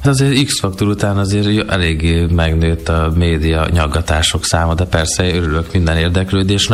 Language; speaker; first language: Hungarian; native; Hungarian